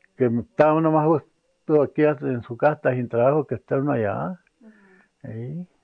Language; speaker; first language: Spanish; native; Spanish